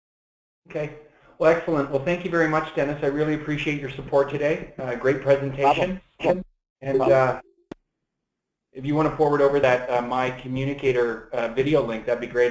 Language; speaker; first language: English; native; English